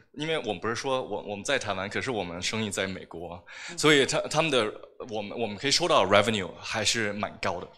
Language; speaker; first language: Chinese; non-native, fluent; German